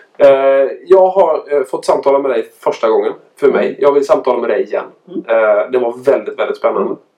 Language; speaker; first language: Swedish; native; Swedish